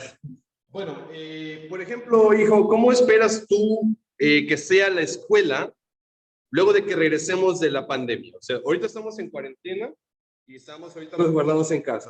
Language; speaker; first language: Spanish; native; Spanish